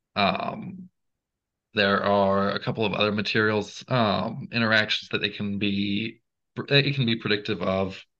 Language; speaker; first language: English; native; English